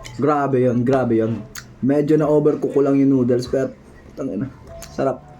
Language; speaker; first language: Filipino; non-native, local second language; Bikol